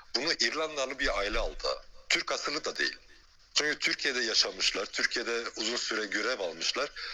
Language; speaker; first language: Turkish; early bilingual, heritage; Turkish